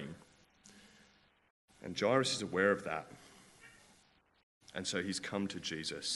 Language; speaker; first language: English; native; English